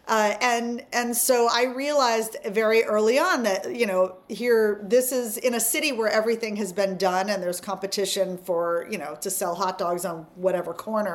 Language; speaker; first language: English; native; English